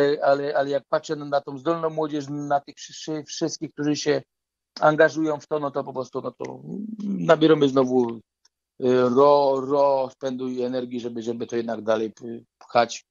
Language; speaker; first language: Polish; native; Polish